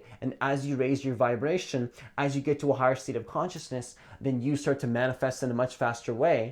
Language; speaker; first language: English; native; English